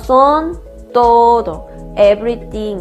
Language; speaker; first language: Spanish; non-native, fluent; Korean